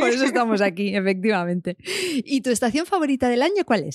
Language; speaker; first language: Spanish; native; Spanish